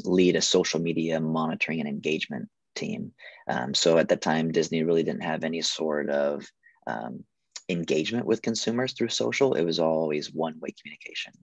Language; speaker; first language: English; native; English